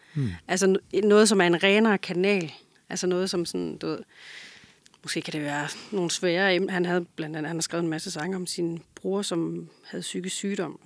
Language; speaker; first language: Danish; native; Danish